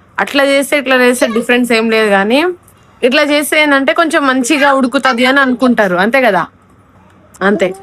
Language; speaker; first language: Telugu; non-native, local second language; Lambadi